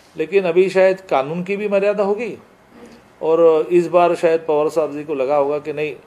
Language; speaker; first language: Hindi; non-native, local second language; Marathi